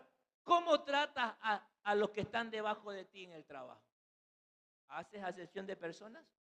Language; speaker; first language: Spanish; native; Spanish